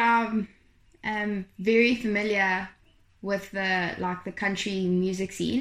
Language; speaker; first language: English; native; English